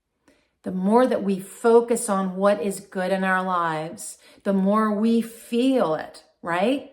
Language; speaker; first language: English; native; English